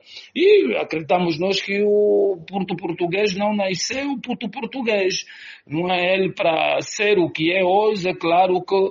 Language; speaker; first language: Portuguese; native; Portuguese